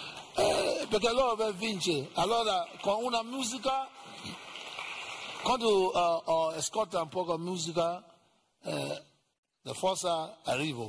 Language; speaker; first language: Italian; non-native, learner; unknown